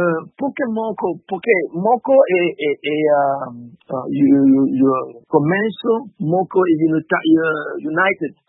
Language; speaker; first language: Portuguese; non-native, learner; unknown